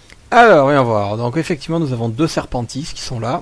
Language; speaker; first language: French; native; French